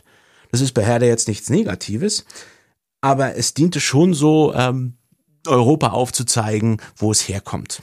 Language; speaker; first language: German; native; German